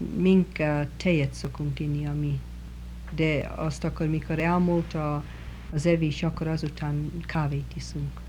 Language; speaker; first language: Hungarian; early bilingual, heritage; Hungarian